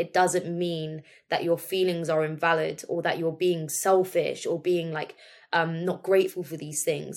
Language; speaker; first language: English; native; English